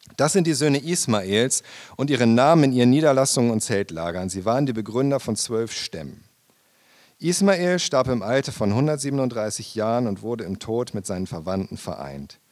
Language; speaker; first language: German; native; German